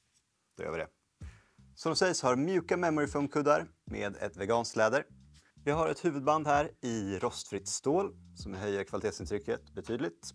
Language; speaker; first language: Swedish; native; Swedish